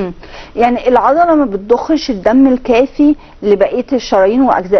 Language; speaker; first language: Arabic; native; Arabic